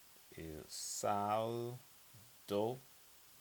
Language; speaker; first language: Italian; non-native, learner; English